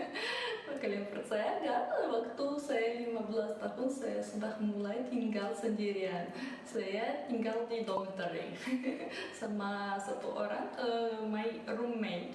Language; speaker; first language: Indonesian; early bilingual, other home language; Russian